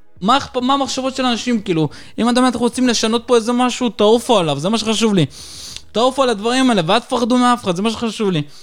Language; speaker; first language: Hebrew; early bilingual, other home language; Russian